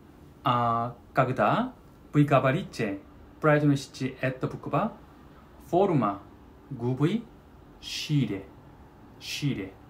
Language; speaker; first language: Russian; non-native, learner; Korean